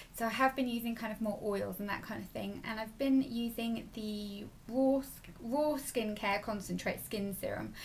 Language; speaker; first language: English; native; English